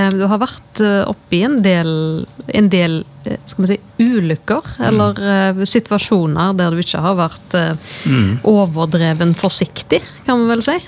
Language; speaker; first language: Norwegian; native; Norwegian